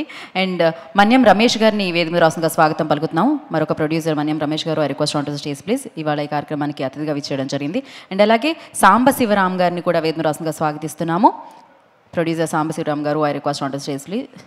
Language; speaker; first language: Telugu; native; Telugu